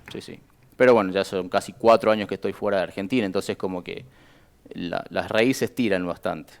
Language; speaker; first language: Spanish; native; Spanish